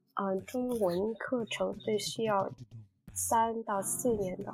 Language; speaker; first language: Chinese; non-native, learner; Vietnamese